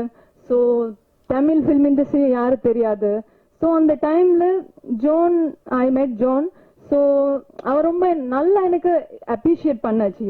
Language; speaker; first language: Tamil; non-native, learner; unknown